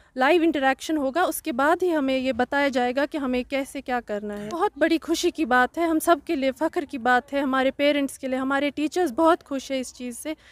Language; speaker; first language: Hindi; non-native, local second language; Kashmiri